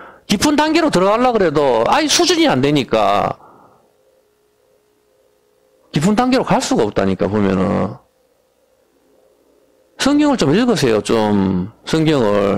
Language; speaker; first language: Korean; native; Korean